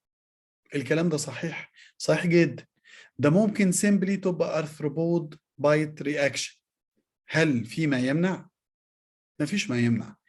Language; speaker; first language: Arabic; native; Arabic